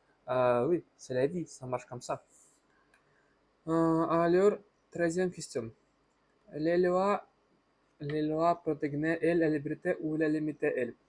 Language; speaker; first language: French; non-native, learner; Russian